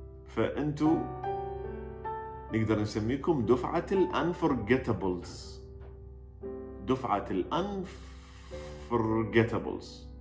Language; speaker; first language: Arabic; native; Arabic